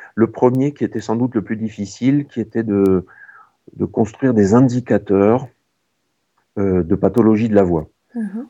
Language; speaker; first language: French; native; French